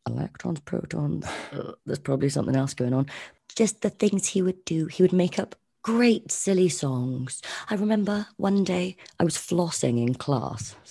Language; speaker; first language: English; native; English